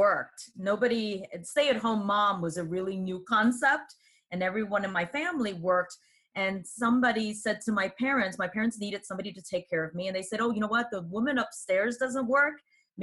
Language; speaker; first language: English; native; English